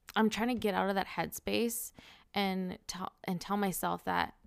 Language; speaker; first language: English; native; English